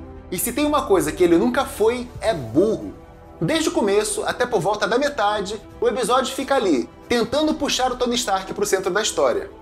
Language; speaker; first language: Portuguese; native; Portuguese